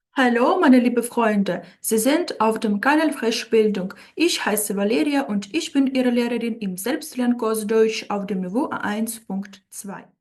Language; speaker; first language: German; non-native, fluent; Ukrainian